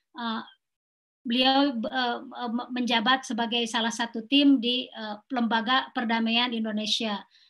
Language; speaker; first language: Indonesian; non-native, local second language; Sundanese